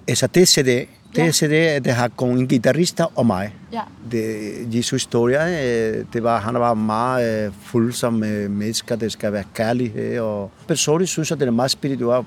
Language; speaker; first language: Danish; non-native, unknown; Spanish